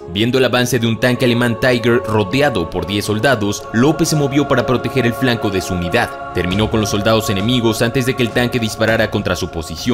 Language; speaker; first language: Spanish; native; Spanish